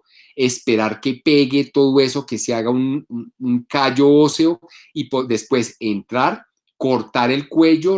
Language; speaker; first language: Spanish; native; Spanish